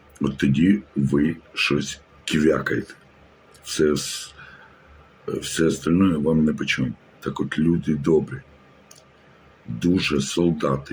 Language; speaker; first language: Ukrainian; native; Ukrainian